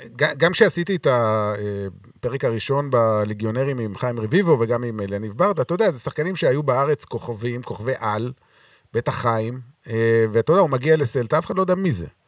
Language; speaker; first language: Hebrew; native; Hebrew